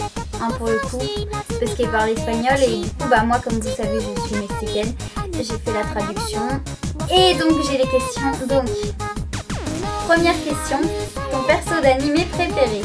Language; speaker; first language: French; native; French